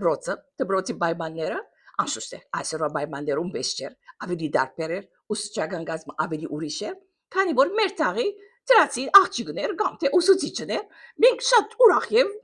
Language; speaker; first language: Armenian; early bilingual, heritage; Armenian